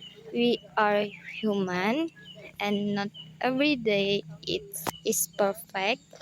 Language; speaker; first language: English; non-native, learner; Indonesian